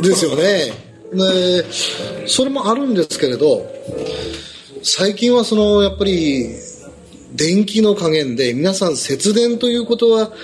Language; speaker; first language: Japanese; native; Japanese